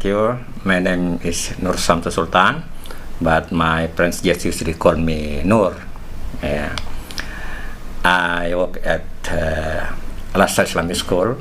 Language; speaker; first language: English; non-native, fluent; Indonesian